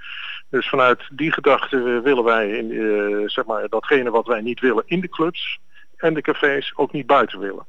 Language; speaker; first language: Dutch; native; Dutch